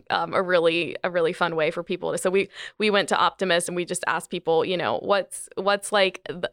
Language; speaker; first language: English; native; English